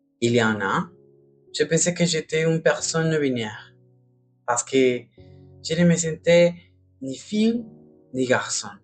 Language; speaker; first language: French; non-native, learner; Spanish